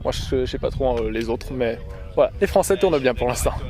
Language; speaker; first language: French; native; French